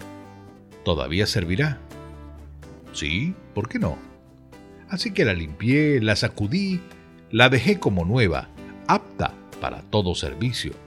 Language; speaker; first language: Spanish; native; Spanish